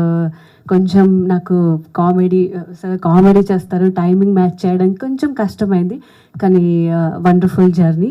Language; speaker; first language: Telugu; non-native, local second language; Hindi